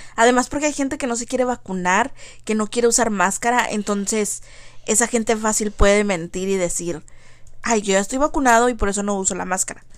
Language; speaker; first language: Spanish; early bilingual, heritage; Spanish